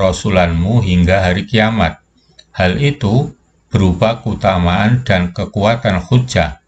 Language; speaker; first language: Indonesian; native; Indonesian